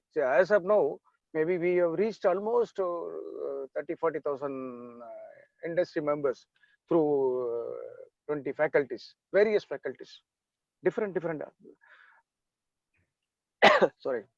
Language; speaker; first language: English; non-native, local second language; Tamil